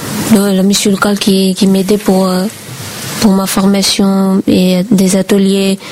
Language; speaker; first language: French; non-native, learner; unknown